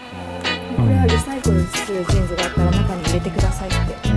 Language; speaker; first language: Japanese; native; Japanese